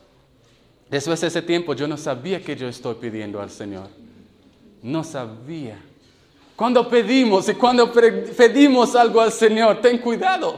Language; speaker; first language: Spanish; non-native, learner; English